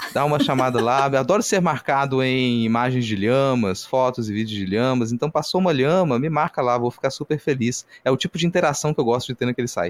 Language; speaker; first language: Portuguese; native; Portuguese